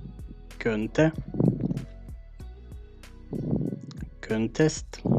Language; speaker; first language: German; non-native, fluent; Macedonian